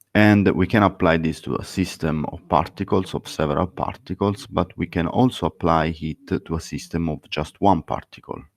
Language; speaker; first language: English; non-native, fluent; Italian